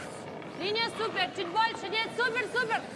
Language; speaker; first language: Russian; native; Russian